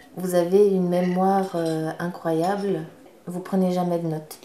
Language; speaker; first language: French; native; French